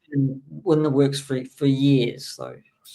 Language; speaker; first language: English; native; English